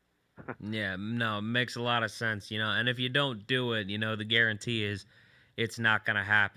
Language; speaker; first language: English; native; English